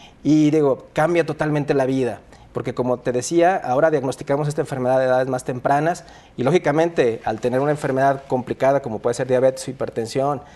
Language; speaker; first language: Spanish; native; Spanish